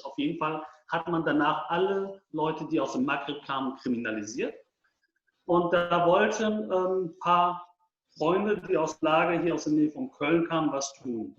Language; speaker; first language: German; non-native, fluent; Persian